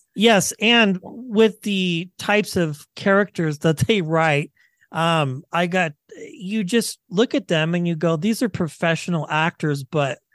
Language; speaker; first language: English; native; English